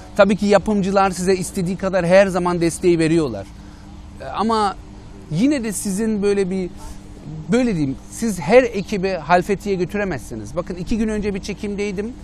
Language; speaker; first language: Turkish; early bilingual, heritage; Turkish